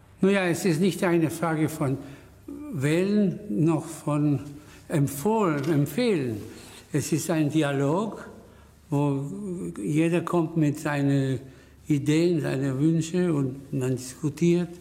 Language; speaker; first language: German; non-native, fluent; Spanish